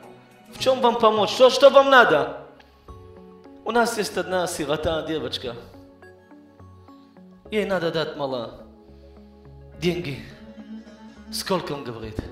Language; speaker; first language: Russian; early bilingual, heritage; Hebrew